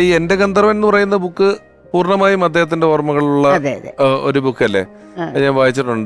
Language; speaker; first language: Malayalam; native; Malayalam